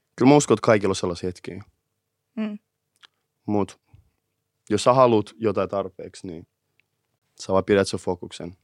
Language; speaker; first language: Finnish; native; Finnish